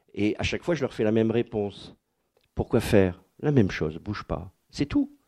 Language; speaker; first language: French; native; French